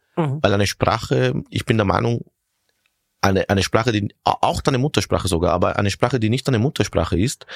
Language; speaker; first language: German; non-native, fluent; Italian